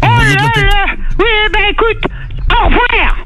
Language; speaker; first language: French; native; French